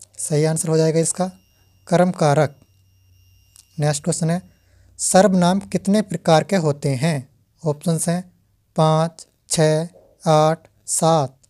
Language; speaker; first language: Hindi; native; Hindi